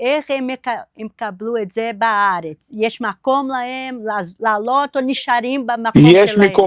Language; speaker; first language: Hebrew; non-native, fluent; Portuguese